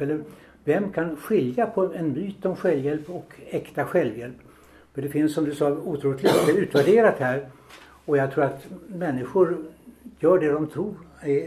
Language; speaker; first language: Swedish; native; Swedish